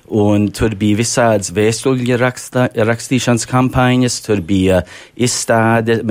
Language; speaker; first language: Latvian; early bilingual, heritage; Latvian